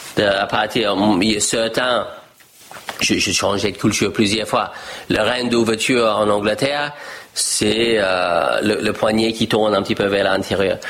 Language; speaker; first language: French; non-native, fluent; English